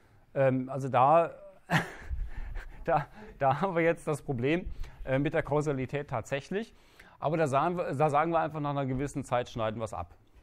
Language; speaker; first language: German; native; German